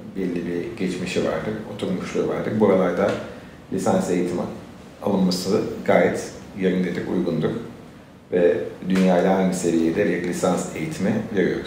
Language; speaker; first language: Turkish; native; Turkish